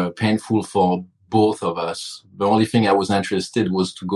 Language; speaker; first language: English; non-native, fluent; French